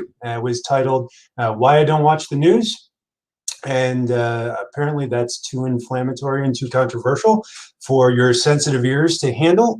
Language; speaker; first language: English; native; English